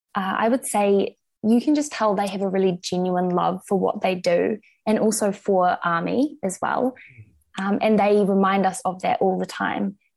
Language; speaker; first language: English; native; English